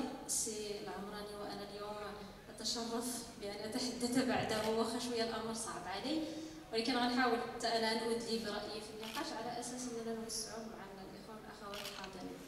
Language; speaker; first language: Arabic; native; Arabic